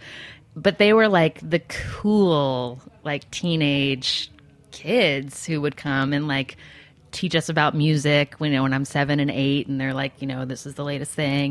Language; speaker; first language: English; native; English